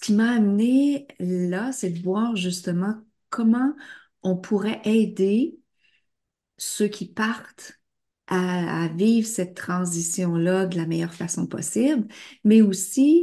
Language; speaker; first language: French; native; French